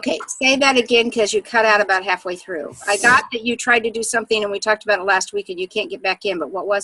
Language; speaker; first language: English; native; English